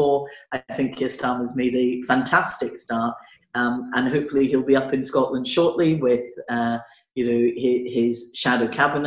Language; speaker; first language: English; native; English